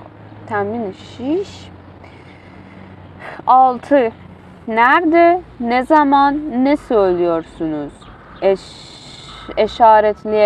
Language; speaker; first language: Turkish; non-native, fluent; Persian